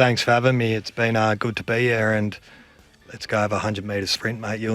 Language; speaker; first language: English; native; English